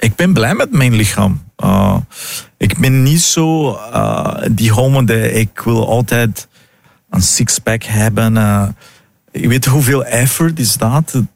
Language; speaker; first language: Dutch; non-native, learner; Portuguese